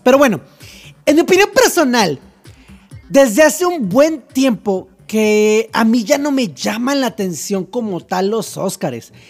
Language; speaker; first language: Spanish; native; Spanish